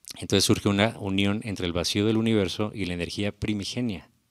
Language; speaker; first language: Spanish; native; Spanish